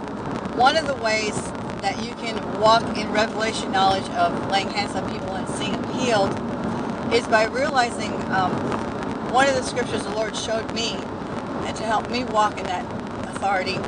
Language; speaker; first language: English; native; English